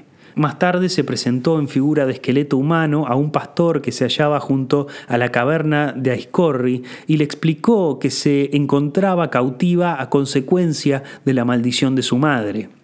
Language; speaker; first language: Spanish; native; Spanish